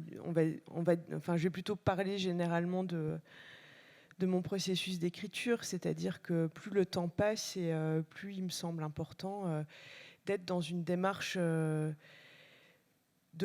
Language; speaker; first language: French; native; French